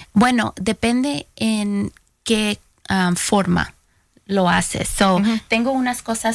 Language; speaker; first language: Spanish; early bilingual, heritage; Spanish